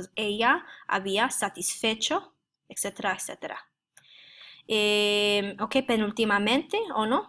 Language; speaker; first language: Spanish; non-native, fluent; English